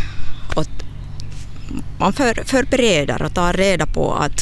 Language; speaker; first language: Swedish; non-native, fluent; Finnish